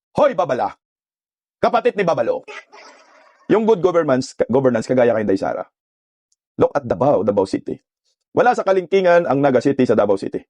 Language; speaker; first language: Filipino; non-native, local second language; Cebuano